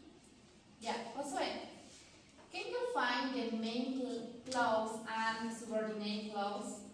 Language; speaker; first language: English; non-native, learner; Spanish